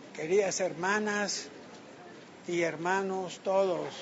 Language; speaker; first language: Spanish; native; Spanish